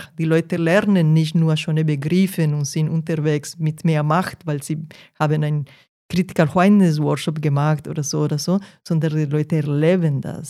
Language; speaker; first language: German; non-native, fluent; Portuguese